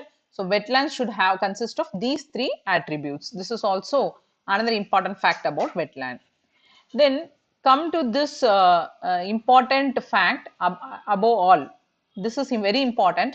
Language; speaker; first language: English; non-native, local second language; Tamil